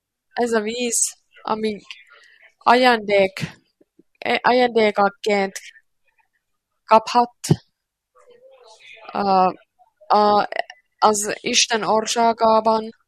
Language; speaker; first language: Hungarian; non-native, learner; Finnish